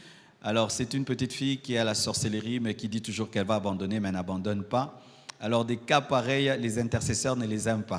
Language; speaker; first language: French; non-native, local second language; Lingala